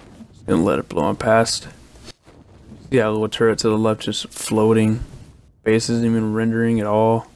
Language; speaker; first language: English; native; English